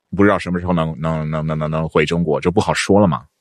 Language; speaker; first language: Chinese; non-native, fluent; English